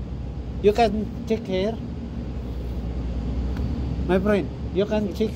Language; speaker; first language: English; non-native, local second language; Filipino